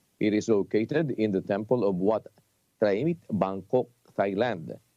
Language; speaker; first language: English; non-native, local second language; Filipino